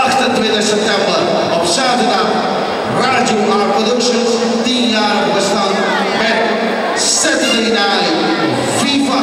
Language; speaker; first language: Dutch; non-native, local second language; Caribbean Hindustani